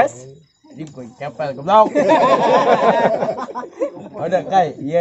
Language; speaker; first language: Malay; non-native, local second language; Sundanese